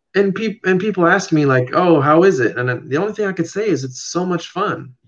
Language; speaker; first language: English; native; English